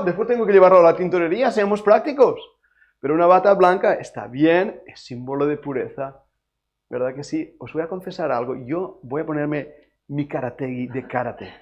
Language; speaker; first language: Spanish; native; Spanish